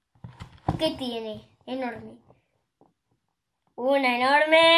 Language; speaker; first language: Spanish; native; Spanish